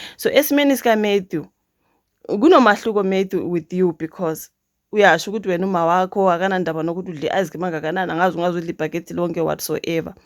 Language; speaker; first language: Zulu; native; Zulu